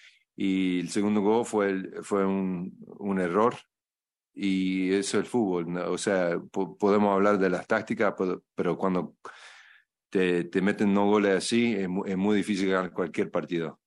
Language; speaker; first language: Spanish; non-native, fluent; English